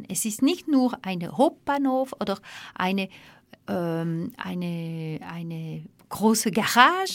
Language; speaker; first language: German; non-native, fluent; French